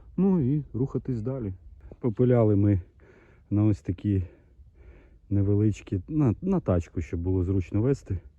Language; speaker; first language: Ukrainian; non-native, local second language; Russian